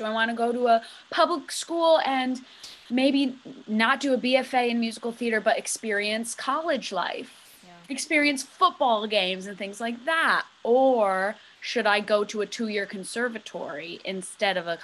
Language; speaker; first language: English; native; English